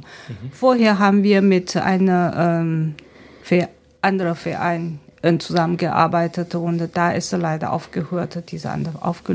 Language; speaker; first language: German; non-native, fluent; Chinese